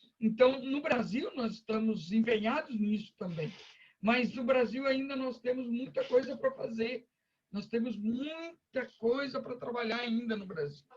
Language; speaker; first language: Portuguese; native; Portuguese